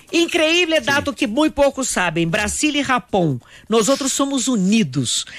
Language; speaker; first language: Spanish; non-native, fluent; Portuguese